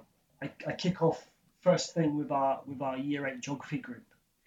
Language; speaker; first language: English; native; English